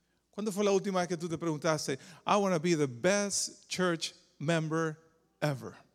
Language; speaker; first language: Spanish; native; Spanish